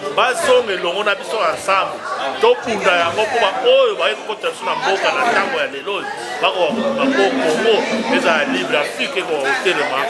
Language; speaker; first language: Lingala; non-native, local second language; Kongo